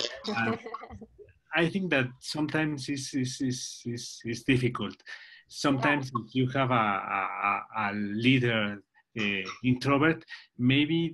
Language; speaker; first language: English; non-native, learner; Spanish